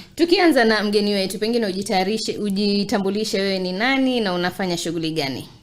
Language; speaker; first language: Swahili; native; Swahili